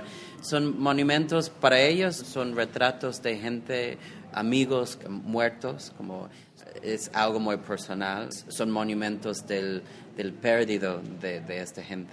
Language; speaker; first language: Spanish; non-native, fluent; English